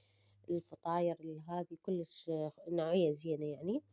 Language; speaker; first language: Arabic; native; Arabic